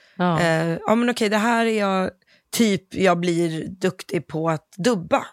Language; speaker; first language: Swedish; early bilingual, other home language; English